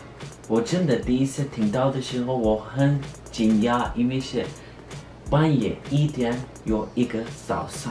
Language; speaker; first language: Chinese; non-native, learner; Turkish